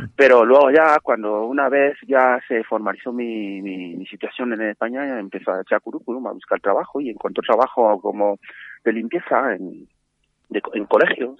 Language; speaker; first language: Spanish; non-native, fluent; French